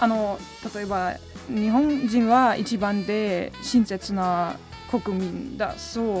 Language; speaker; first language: Japanese; non-native, learner; German